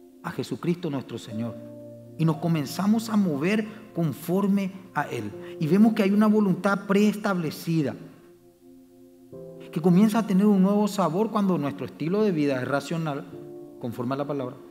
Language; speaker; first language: Spanish; native; Spanish